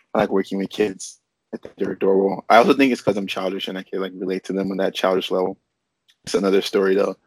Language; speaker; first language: English; non-native, local second language; Yoruba